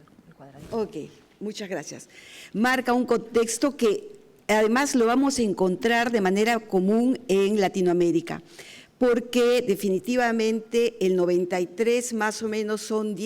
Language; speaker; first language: Spanish; native; Spanish